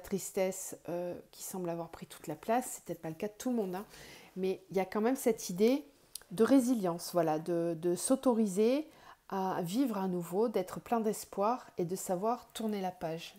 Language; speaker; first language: French; native; French